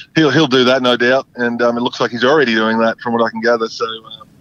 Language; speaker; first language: English; native; English